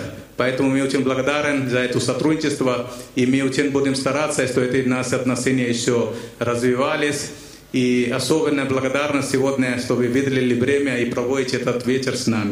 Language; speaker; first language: Russian; non-native, fluent; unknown